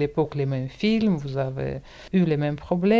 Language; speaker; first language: French; non-native, fluent; Russian